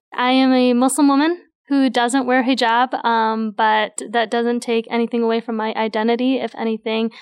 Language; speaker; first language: English; native; English